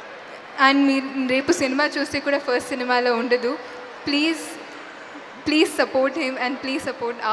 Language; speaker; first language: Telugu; non-native, fluent; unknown